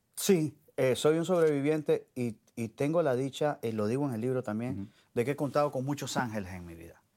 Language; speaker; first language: Spanish; native; Spanish